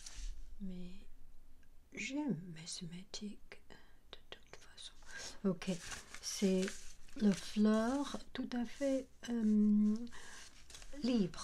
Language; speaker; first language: French; non-native, learner; Chinese